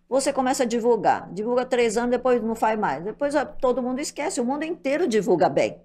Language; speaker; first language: Portuguese; early bilingual, other home language; Japanese